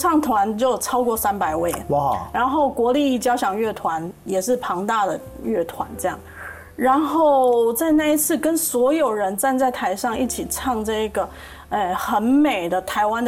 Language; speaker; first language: Chinese; native; Chinese